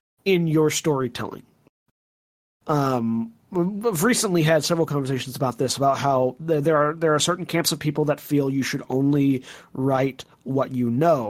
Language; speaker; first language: English; native; English